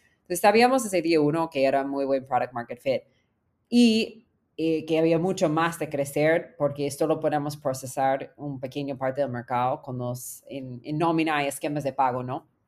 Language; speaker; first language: Spanish; non-native, fluent; English